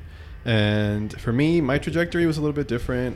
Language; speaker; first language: English; native; English